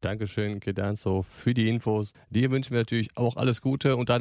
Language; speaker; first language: German; native; German